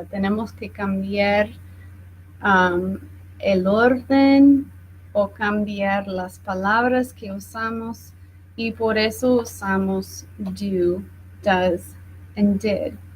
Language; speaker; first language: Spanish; non-native, fluent; English